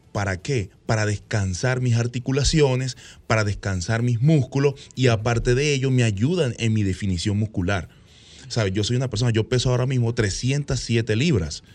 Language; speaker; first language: Spanish; native; Spanish